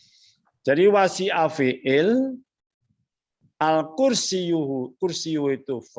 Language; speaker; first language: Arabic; non-native, fluent; Indonesian